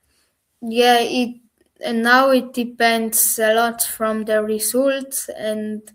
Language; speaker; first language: English; non-native, learner; German